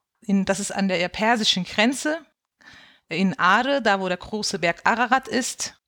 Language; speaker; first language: German; early bilingual, other home language; Kurdish